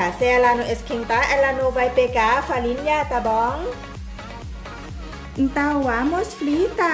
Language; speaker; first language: Portuguese; non-native, learner; Thai